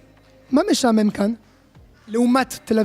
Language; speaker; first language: Hebrew; non-native, fluent; French